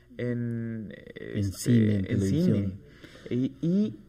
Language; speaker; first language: Spanish; native; Spanish